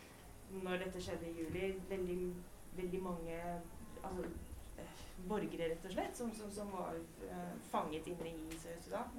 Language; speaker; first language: Norwegian; native; Norwegian